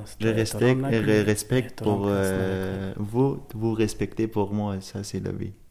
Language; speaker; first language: French; non-native, learner; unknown